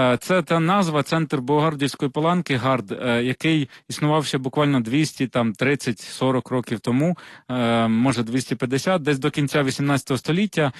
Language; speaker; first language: Ukrainian; non-native, local second language; Russian